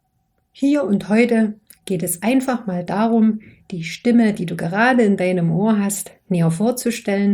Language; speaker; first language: German; native; German